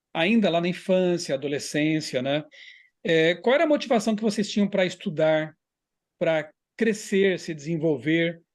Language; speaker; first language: Portuguese; native; Portuguese